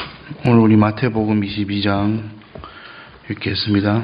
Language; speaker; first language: Korean; non-native, fluent; English